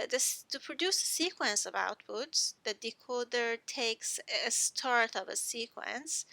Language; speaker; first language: English; non-native, fluent; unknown